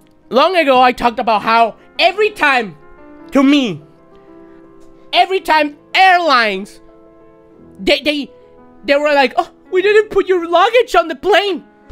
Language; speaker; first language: English; non-native, fluent; Spanish